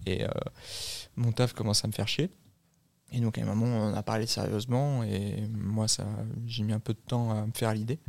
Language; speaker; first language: French; native; French